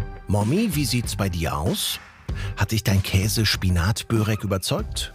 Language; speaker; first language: German; native; German